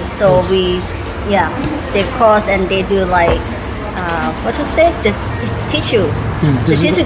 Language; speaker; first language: English; non-native, learner; Thai